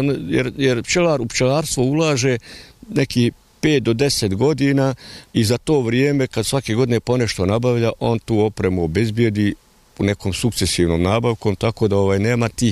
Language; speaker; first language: Serbian; native; Serbian